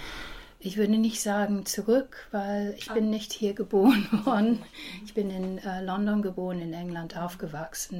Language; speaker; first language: German; early bilingual, heritage; English